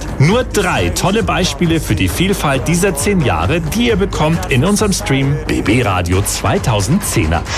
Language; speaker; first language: German; native; German